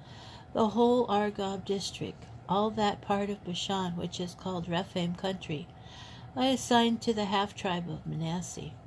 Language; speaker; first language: English; native; English